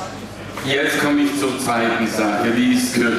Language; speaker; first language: German; non-native, fluent; Italian